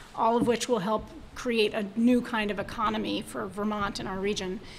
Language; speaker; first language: English; native; English